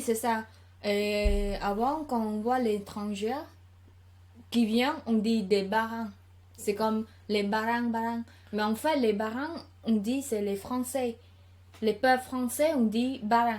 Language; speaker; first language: French; non-native, learner; Khmer